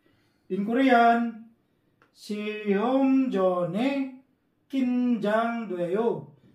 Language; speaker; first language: Korean; non-native, fluent; Filipino